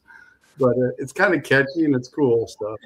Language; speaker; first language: English; native; English